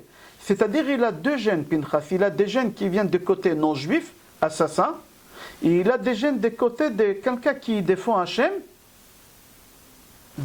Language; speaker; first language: French; native; French